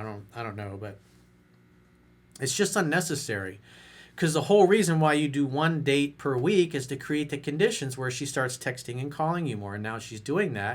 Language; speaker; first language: English; native; English